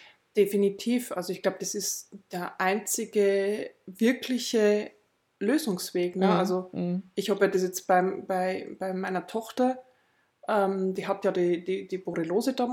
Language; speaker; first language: German; native; German